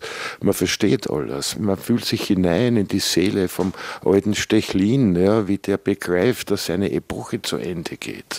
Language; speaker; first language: German; native; German